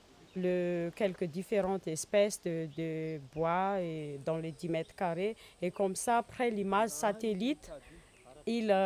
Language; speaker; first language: French; non-native, local second language; Malagasy